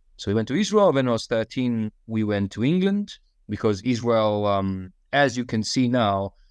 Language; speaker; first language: English; non-native, fluent; Russian